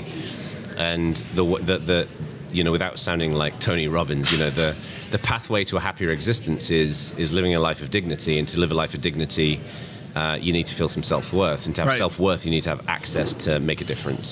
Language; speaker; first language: English; native; English